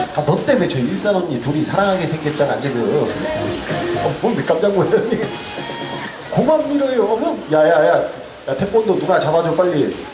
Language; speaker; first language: Korean; native; Korean